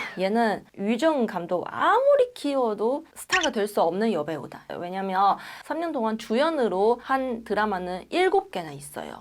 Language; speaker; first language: Korean; non-native, fluent; Chinese